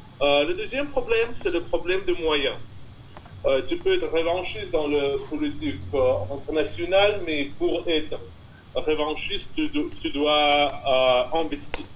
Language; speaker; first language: French; non-native, fluent; Russian